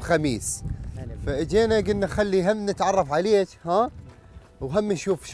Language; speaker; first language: Arabic; native; Arabic